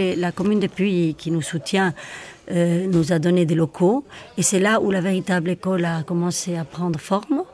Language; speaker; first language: French; non-native, fluent; Spanish